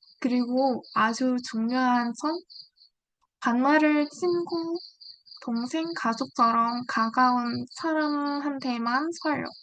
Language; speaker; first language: Korean; non-native, learner; Vietnamese